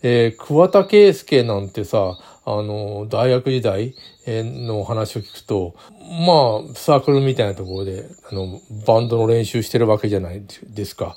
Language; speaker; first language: Japanese; native; Japanese